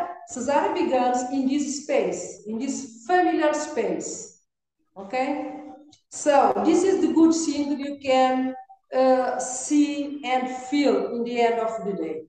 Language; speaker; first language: English; non-native, learner; Kabuverdianu